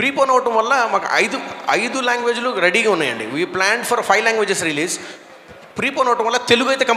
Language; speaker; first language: Telugu; native; Telugu